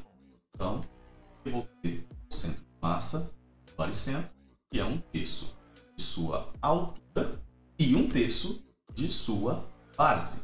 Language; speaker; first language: Portuguese; native; Portuguese